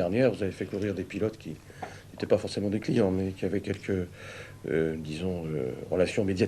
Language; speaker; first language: French; native; French